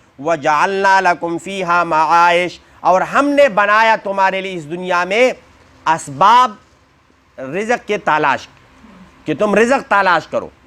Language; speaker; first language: Urdu; non-native, local second language; Pashto